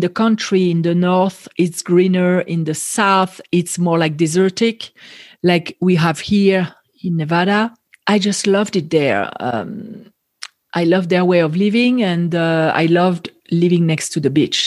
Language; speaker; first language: English; non-native, fluent; French